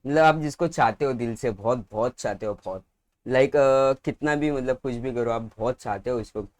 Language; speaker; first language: Hindi; non-native, local second language; Marathi